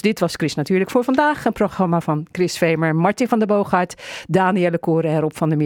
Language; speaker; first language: Dutch; native; Dutch